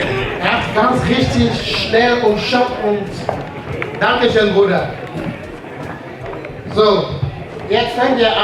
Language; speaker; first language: German; non-native, fluent; French